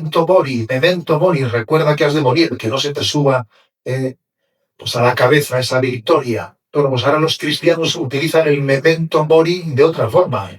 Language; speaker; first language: Spanish; native; Spanish